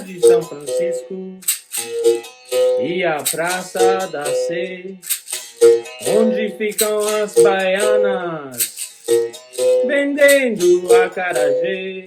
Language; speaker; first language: Portuguese; non-native, fluent; English